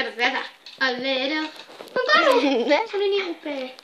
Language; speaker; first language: Finnish; native; Finnish